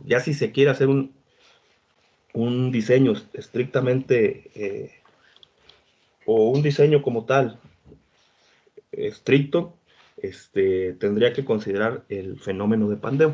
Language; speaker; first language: Spanish; native; Spanish